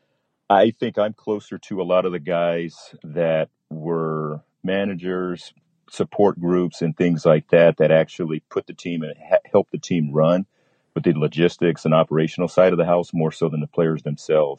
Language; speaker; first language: English; native; English